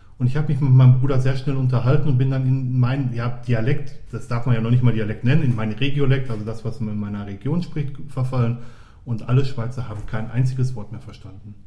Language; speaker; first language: German; native; German